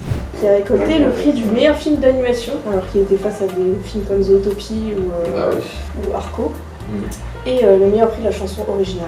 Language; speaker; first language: French; native; French